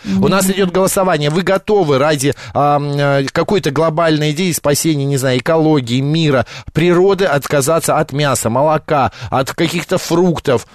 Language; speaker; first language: Russian; native; Russian